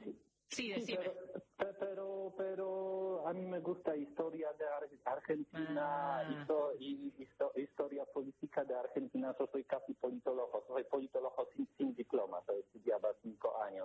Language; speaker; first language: Spanish; non-native, learner; Polish